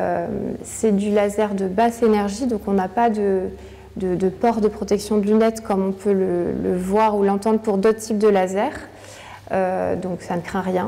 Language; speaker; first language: French; native; French